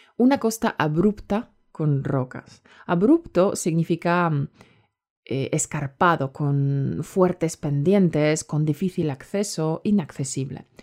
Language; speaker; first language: Spanish; native; Spanish